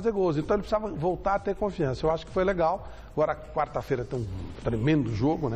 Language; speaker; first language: Portuguese; native; Portuguese